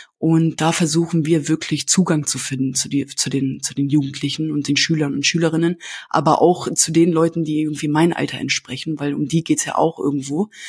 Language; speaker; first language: German; native; German